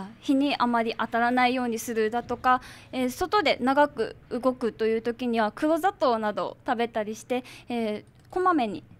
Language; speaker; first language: Japanese; native; Japanese